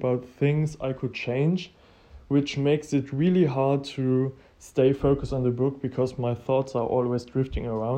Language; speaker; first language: English; non-native, fluent; German